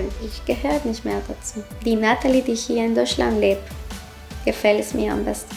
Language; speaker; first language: German; non-native, fluent; Spanish